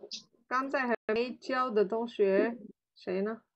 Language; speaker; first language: Chinese; non-native, fluent; Indonesian